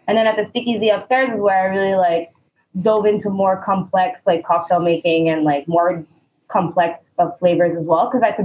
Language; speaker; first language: English; native; English